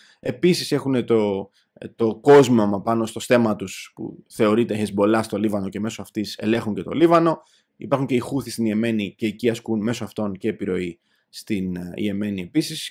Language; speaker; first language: Greek; native; Greek